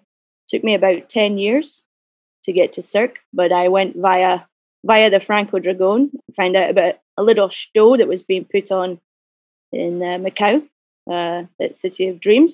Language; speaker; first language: English; native; English